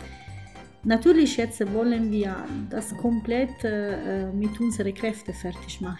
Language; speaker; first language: German; non-native, fluent; Italian